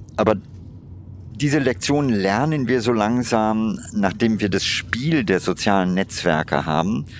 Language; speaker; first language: German; non-native, fluent; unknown